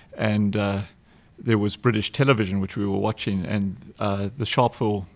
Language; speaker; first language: English; native; English